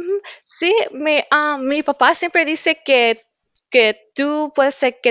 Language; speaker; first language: Spanish; early bilingual, heritage; Spanish